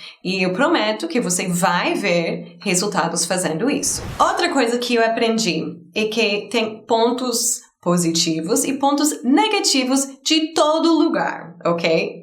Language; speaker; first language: Portuguese; non-native, fluent; English